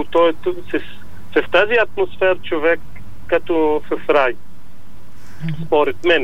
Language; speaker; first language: Bulgarian; non-native, learner; Arabic